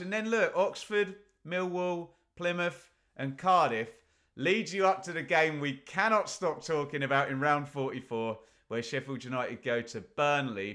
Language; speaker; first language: English; native; English